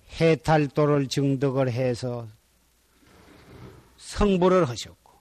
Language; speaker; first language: Korean; native; Korean